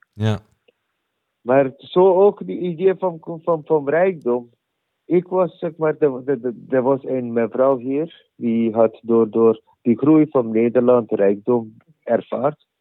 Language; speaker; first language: Dutch; non-native, learner; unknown